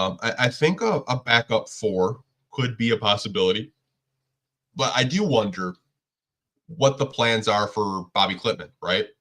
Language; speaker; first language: English; native; English